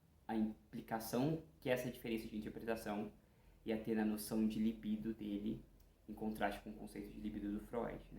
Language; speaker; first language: Portuguese; native; Portuguese